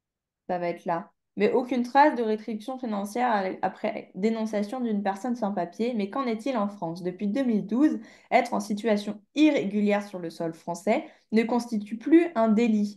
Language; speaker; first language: French; native; French